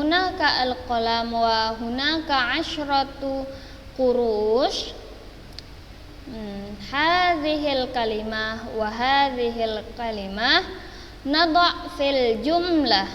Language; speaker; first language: Arabic; non-native, fluent; Indonesian